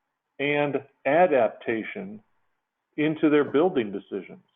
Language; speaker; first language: English; native; English